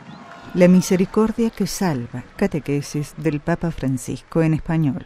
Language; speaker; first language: Spanish; native; Spanish